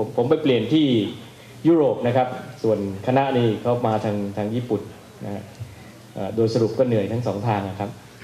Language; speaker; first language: Thai; native; Thai